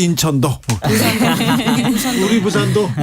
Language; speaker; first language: Korean; native; Korean